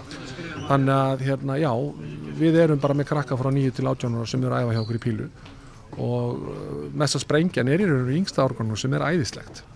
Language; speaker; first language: Icelandic; native; Icelandic